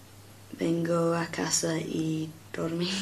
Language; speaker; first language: Spanish; non-native, learner; English